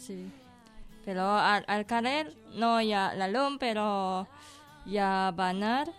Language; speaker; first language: Catalan; non-native, learner; Indonesian